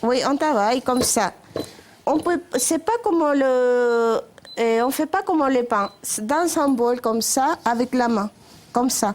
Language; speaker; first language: French; non-native, learner; Spanish